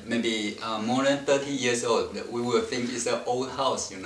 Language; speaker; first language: English; non-native, fluent; Chinese